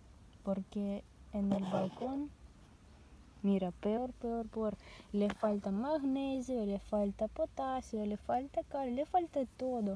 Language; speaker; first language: Spanish; non-native, learner; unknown